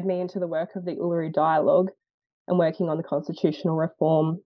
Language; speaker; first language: English; native; English